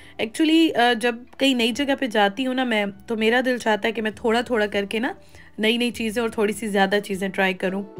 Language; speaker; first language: Urdu; native; Urdu